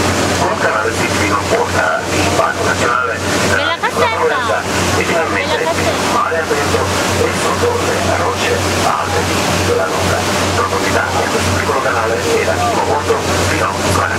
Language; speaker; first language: Italian; non-native, fluent; Croatian